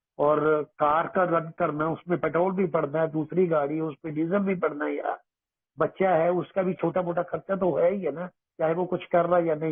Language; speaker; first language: Hindi; native; Hindi